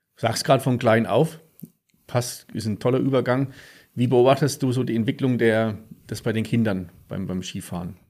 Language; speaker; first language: German; native; German